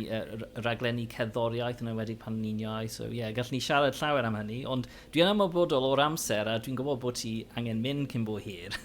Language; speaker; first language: Welsh; non-native, local second language; English